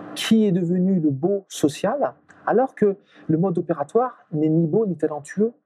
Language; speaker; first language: French; native; French